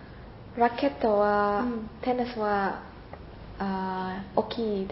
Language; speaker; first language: Japanese; non-native, learner; Indonesian